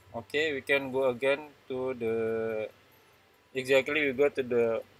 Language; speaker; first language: English; non-native, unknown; Indonesian